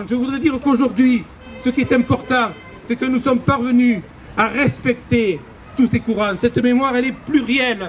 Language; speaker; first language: French; native; French